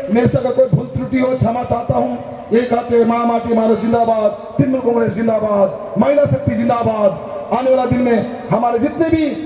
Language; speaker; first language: Hindi; non-native, local second language; Bangla